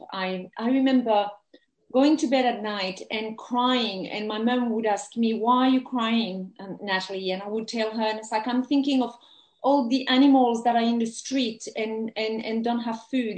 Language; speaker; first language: English; non-native, fluent; French